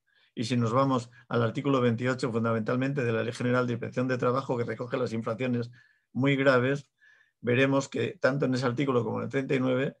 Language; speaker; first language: Spanish; native; Spanish